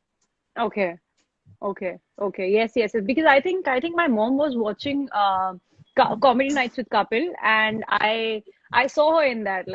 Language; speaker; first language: English; non-native, local second language; Hindi